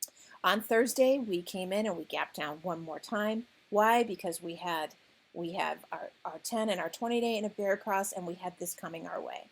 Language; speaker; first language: English; native; English